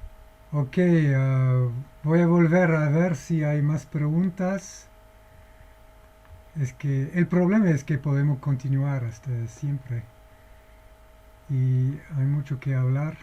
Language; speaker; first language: Spanish; non-native, fluent; English